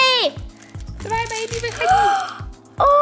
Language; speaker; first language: Russian; native; Russian